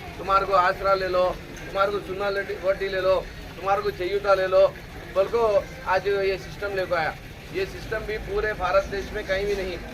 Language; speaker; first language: Hindi; native; Hindi